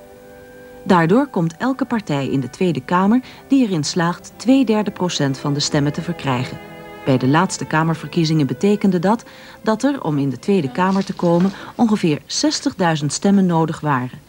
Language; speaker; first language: Dutch; native; Dutch